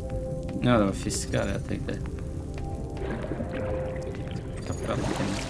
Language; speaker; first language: Swedish; native; Swedish